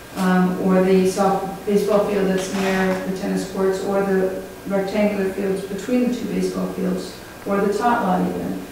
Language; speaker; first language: English; native; English